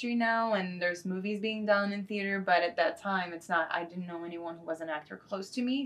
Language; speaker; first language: English; non-native, fluent; Spanish